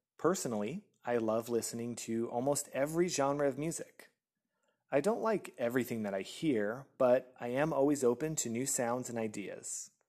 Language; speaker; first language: English; native; English